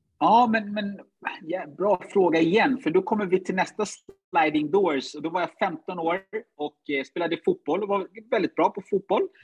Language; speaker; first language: Swedish; early bilingual, other home language; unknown